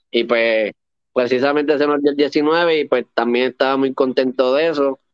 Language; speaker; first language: Spanish; native; Spanish